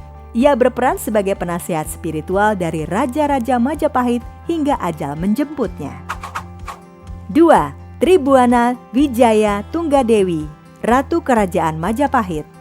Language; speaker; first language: Indonesian; native; Indonesian